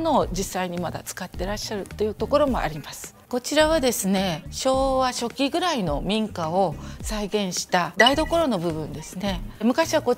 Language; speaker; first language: Japanese; native; Japanese